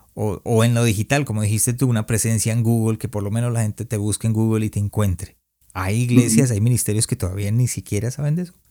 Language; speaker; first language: Spanish; early bilingual, heritage; Spanish